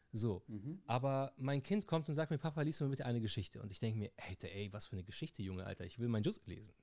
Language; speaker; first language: German; early bilingual, heritage; Arabic